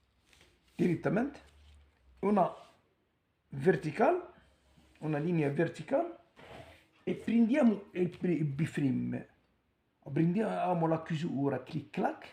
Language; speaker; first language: Italian; non-native, learner; Arabic